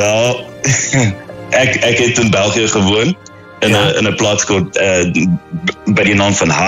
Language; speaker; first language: Dutch; non-native, learner; Afrikaans